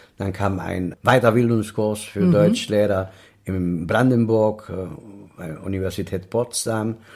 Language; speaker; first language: German; non-native, fluent; Spanish